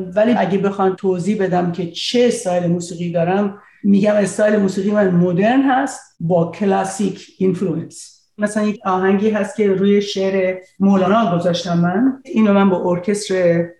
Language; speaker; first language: Persian; native; Persian